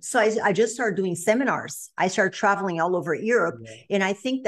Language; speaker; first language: English; non-native, fluent; Portuguese